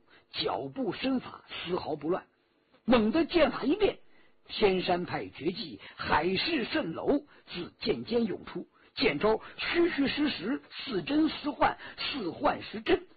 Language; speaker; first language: Chinese; native; Chinese